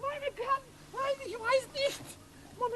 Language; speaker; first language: German; non-native, learner; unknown